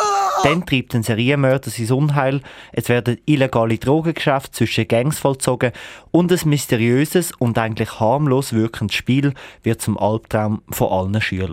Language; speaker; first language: German; native; German